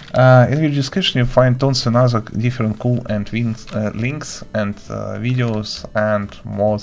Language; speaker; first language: English; non-native, learner; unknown